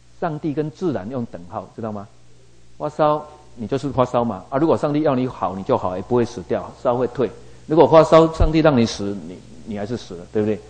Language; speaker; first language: Chinese; native; Chinese